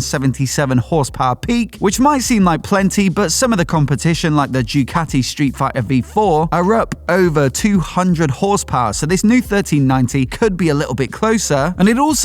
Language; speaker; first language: English; native; English